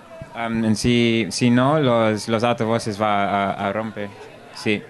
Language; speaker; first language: Spanish; non-native, learner; English